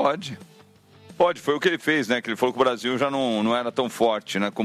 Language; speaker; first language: Portuguese; native; Portuguese